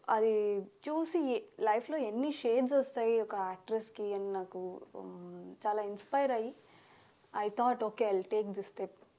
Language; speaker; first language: Telugu; early bilingual, heritage; Telugu